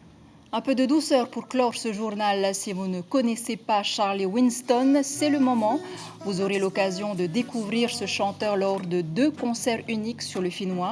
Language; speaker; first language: French; native; French